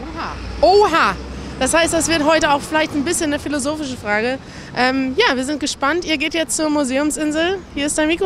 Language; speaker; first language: German; native; German